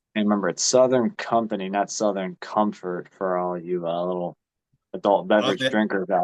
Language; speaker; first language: English; native; English